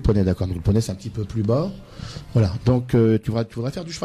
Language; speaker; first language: French; native; French